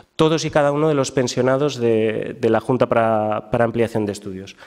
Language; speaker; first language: Spanish; native; Spanish